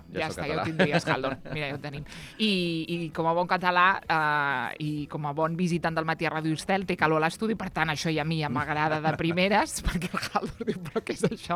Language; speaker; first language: Catalan; native; Catalan